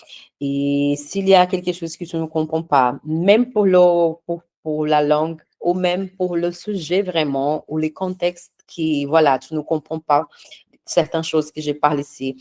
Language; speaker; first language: French; non-native, fluent; Portuguese